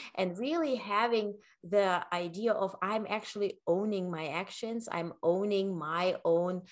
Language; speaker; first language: English; non-native, fluent; Ukrainian